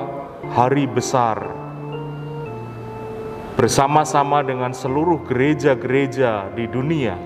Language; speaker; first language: Indonesian; native; Indonesian